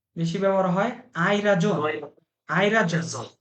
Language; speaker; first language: Italian; non-native, fluent; Bangla